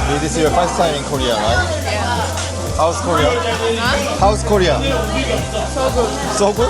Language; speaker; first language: English; non-native, learner; Korean